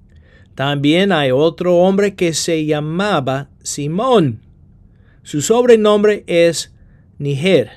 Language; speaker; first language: Spanish; non-native, fluent; English